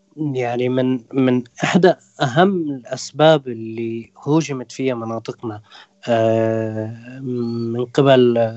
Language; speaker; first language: Arabic; non-native, local second language; Kurdish